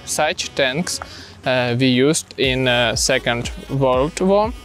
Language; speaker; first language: English; non-native, learner; Russian